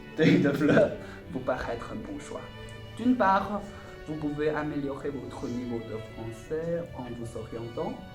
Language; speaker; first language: French; non-native, learner; Chinese